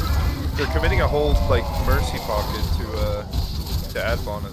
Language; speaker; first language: English; native; English